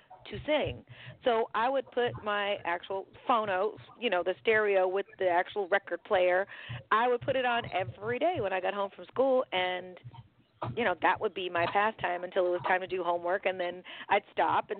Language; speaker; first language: English; native; English